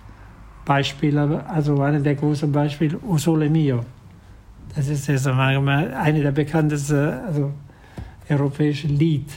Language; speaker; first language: German; non-native, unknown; Italian